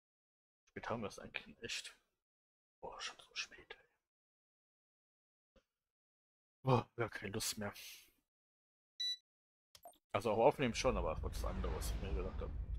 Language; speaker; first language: German; native; German